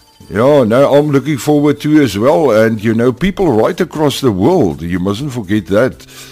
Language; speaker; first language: English; non-native, local second language; Afrikaans